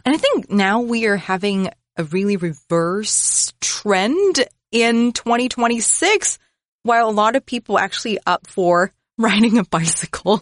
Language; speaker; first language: English; non-native, fluent; Chinese